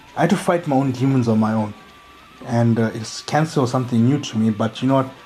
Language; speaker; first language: English; native; English